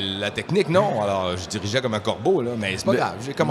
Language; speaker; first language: French; native; French